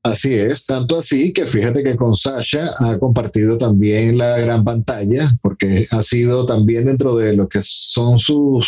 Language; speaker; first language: Spanish; native; Spanish